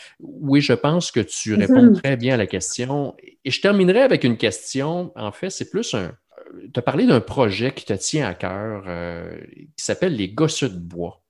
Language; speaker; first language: French; native; French